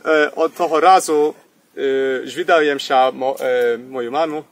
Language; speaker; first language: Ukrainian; early bilingual, heritage; English